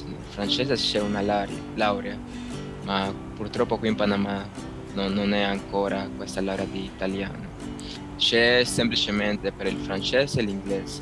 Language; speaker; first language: Italian; non-native, fluent; Spanish